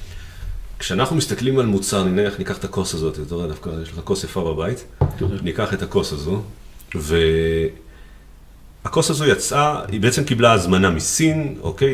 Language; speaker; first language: Hebrew; native; Hebrew